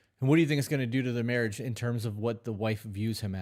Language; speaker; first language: English; native; English